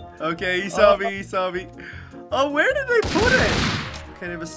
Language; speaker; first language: English; native; English